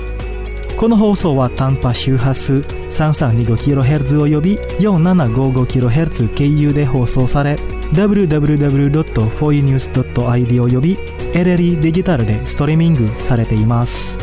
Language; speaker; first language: Japanese; non-native, fluent; Indonesian